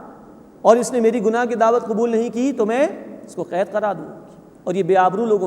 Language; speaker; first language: Urdu; native; Urdu